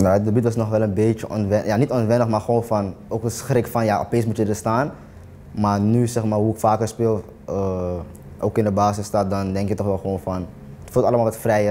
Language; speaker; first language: Dutch; native; Dutch